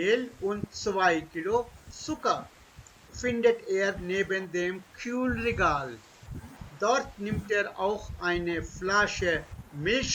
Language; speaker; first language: German; non-native, fluent; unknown